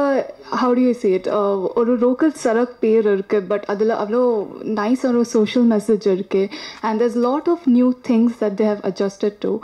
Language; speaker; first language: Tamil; non-native, learner; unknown